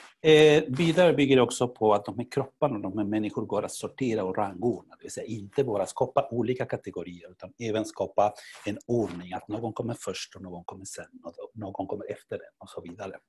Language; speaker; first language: Swedish; non-native, fluent; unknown